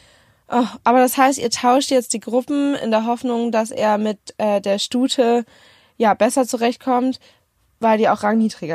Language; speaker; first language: German; native; German